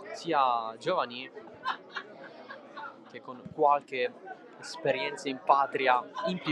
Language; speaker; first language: Italian; native; Italian